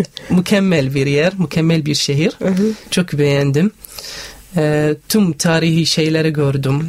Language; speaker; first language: Turkish; non-native, learner; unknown